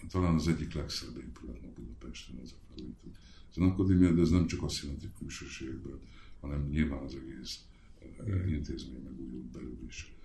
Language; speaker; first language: Hungarian; native; Hungarian